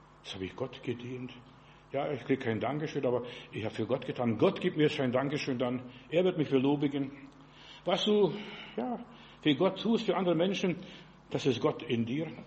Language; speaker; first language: German; non-native, fluent; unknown